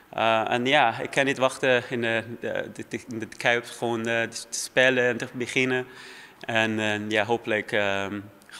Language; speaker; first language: Dutch; non-native, fluent; Persian